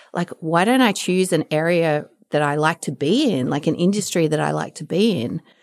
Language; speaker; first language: English; native; English